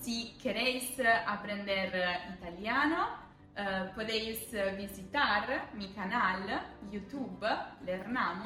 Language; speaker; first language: Spanish; non-native, fluent; Italian